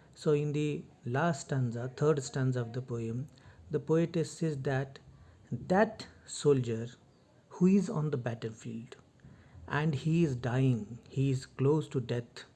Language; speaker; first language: English; non-native, local second language; Marathi